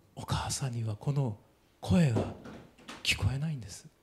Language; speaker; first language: Japanese; native; Japanese